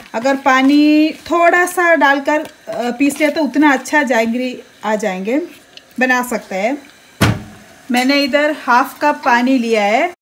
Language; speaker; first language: Hindi; non-native, local second language; Malayalam